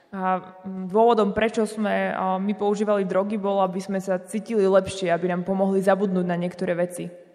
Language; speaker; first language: Slovak; native; Slovak